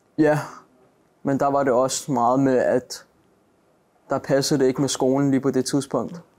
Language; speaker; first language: Danish; native; Danish